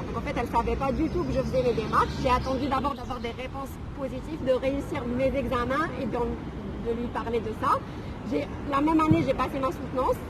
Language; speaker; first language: French; non-native, local second language; Kabyle